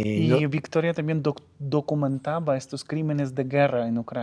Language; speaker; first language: Spanish; non-native, fluent; Ukrainian